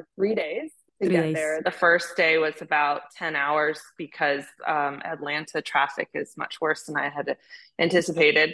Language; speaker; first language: English; native; English